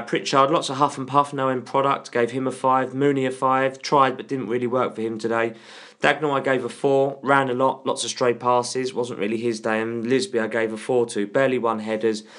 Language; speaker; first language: English; native; English